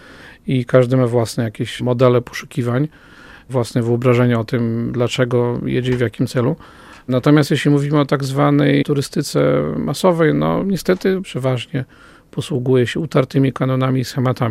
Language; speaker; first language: Polish; native; Polish